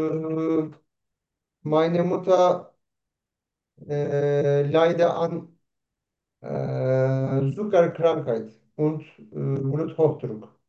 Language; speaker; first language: German; non-native, learner; Turkish